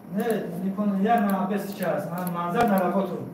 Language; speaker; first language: Russian; non-native, learner; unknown